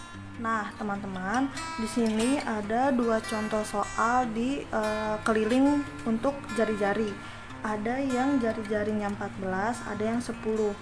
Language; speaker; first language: Indonesian; native; Indonesian